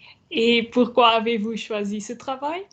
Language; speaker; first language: French; non-native, local second language; Dutch